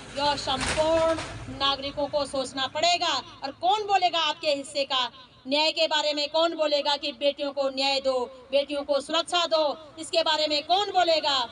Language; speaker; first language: Hindi; native; Hindi